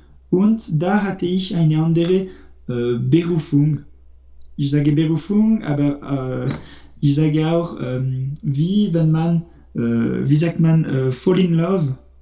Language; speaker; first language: German; non-native, fluent; French